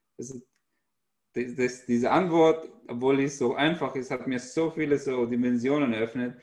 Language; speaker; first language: German; non-native, fluent; Arabic